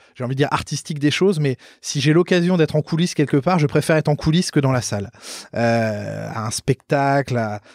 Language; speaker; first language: French; native; French